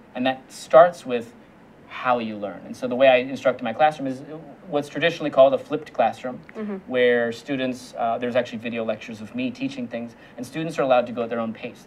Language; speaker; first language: English; native; English